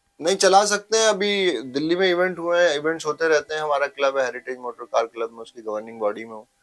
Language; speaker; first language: Hindi; native; Hindi